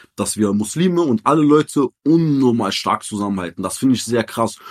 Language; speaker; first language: German; early bilingual, other home language; Arabic